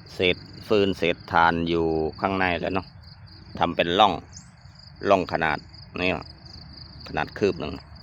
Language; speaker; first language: Thai; native; Thai